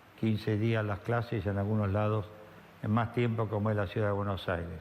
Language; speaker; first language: Spanish; native; Spanish